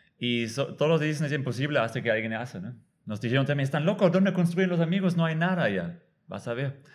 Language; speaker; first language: Spanish; non-native, fluent; German